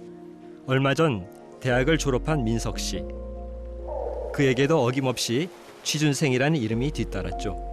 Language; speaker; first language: Korean; native; Korean